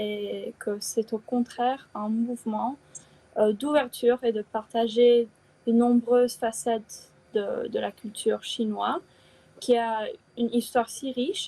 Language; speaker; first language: French; non-native, fluent; Chinese